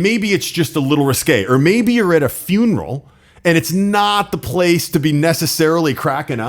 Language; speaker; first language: English; native; English